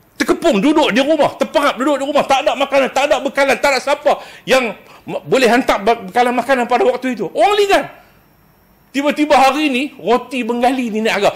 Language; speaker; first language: Malay; native; Malay